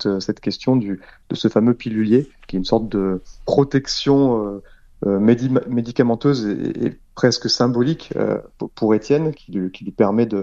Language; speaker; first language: French; native; French